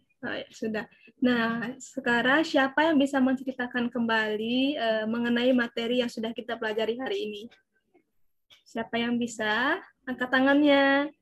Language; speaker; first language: Indonesian; native; Indonesian